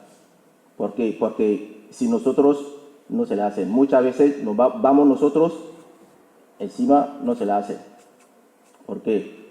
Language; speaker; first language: Spanish; non-native, fluent; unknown